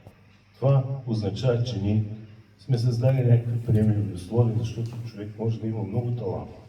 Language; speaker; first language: Bulgarian; native; Bulgarian